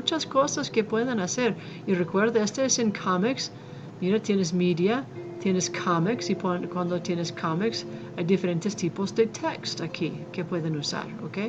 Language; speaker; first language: Spanish; non-native, fluent; English